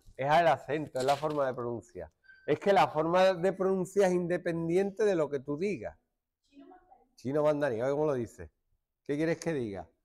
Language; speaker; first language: Spanish; native; Spanish